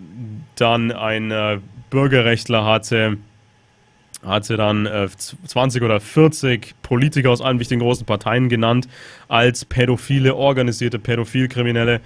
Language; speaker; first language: German; native; German